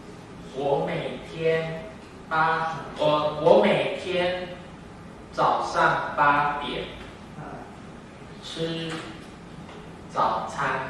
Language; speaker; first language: Chinese; non-native, learner; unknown